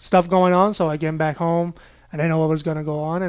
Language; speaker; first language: English; non-native, fluent; French